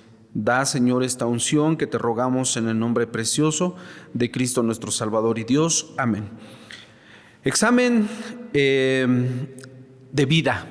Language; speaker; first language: Spanish; native; Spanish